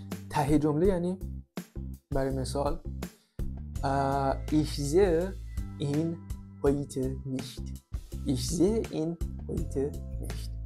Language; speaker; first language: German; non-native, fluent; Persian